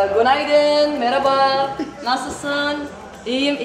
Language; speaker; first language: Turkish; non-native, learner; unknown